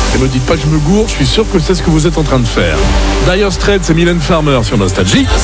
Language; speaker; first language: French; native; French